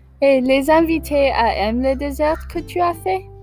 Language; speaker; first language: French; non-native, learner; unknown